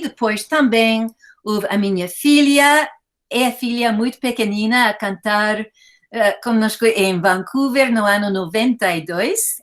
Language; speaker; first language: Portuguese; non-native, fluent; English